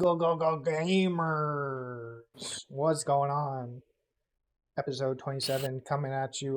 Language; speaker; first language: English; native; English